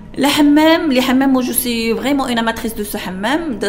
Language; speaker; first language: French; non-native, local second language; Arabic